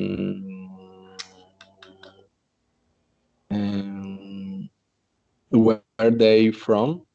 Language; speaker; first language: English; non-native, learner; Spanish